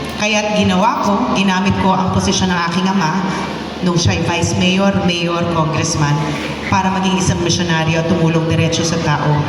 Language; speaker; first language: Filipino; native; Filipino